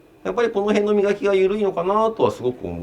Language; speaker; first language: Japanese; native; Japanese